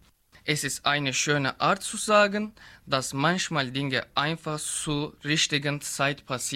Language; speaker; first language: German; non-native, learner; Turkish